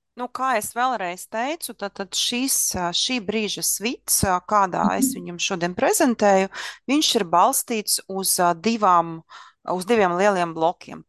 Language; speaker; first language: Latvian; non-native, local second language; Russian